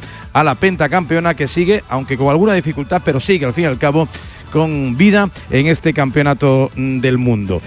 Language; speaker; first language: Spanish; native; Spanish